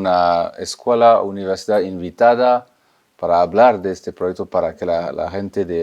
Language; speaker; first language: Spanish; non-native, fluent; French